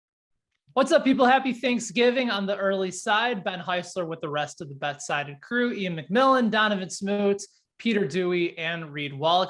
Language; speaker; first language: English; native; English